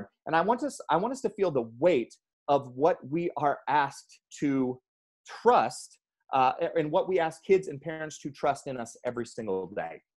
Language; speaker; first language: English; native; English